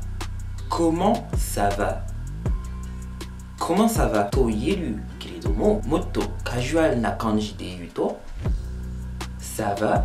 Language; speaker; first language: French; non-native, fluent; Japanese